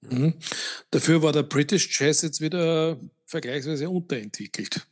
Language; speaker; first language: German; native; German